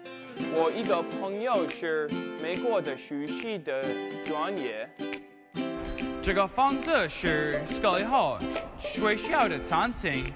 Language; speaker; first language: Chinese; non-native, learner; English